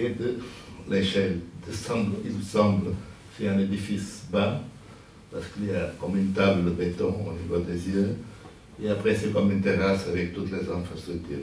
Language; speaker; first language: French; non-native, fluent; Portuguese